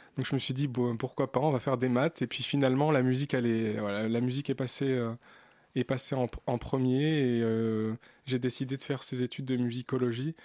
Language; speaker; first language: French; early bilingual, other home language; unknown